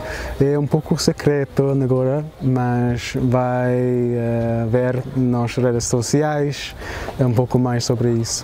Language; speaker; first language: Portuguese; non-native, fluent; English